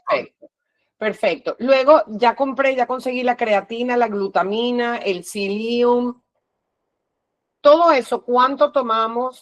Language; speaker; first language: Spanish; native; Spanish